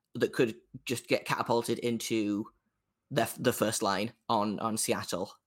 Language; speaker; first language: English; native; English